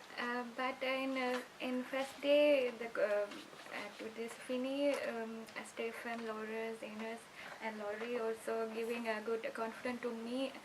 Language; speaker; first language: English; non-native, learner; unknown